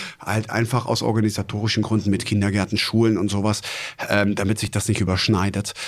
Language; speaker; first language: German; native; German